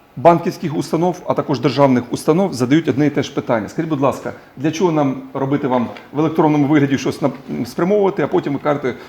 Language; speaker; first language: Ukrainian; non-native, local second language; Russian